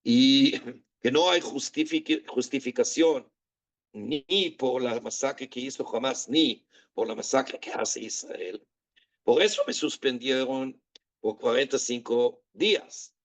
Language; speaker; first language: Spanish; non-native, fluent; Hebrew